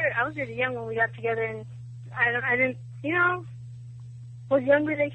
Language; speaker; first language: English; early bilingual, other home language; Italian